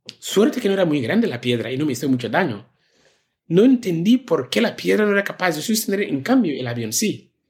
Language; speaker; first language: Spanish; non-native, fluent; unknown